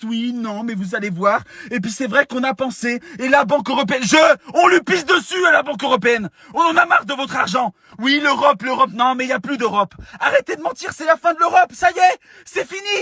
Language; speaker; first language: French; native; French